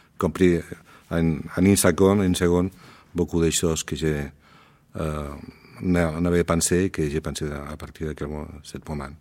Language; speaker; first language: French; non-native, learner; Spanish